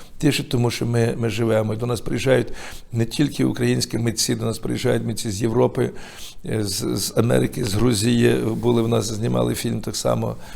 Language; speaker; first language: Ukrainian; native; Ukrainian